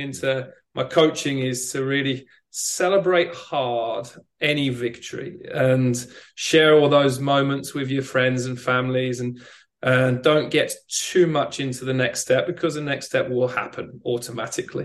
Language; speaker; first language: English; native; English